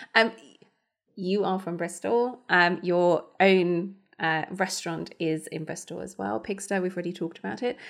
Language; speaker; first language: English; non-native, fluent; German